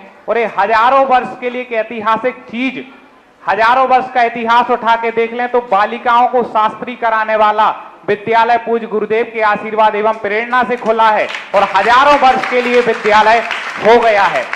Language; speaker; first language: Hindi; native; Hindi